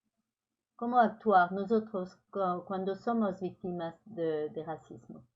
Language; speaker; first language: Spanish; non-native, learner; French